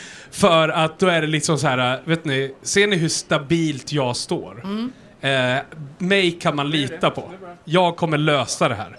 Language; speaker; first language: Swedish; native; Swedish